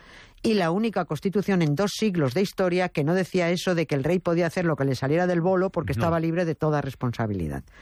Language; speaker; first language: Spanish; native; Spanish